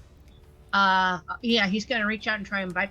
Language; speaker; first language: English; native; English